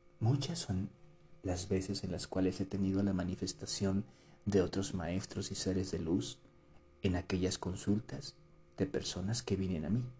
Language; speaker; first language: Spanish; native; Spanish